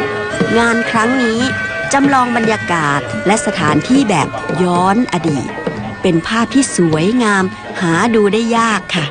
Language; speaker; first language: Thai; native; Thai